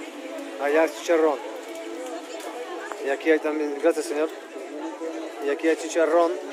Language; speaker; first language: Spanish; non-native, fluent; Polish